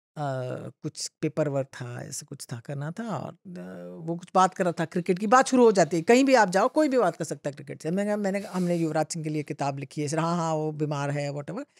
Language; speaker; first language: Hindi; non-native, local second language; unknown